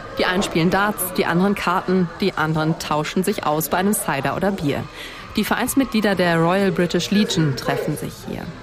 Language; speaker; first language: German; native; German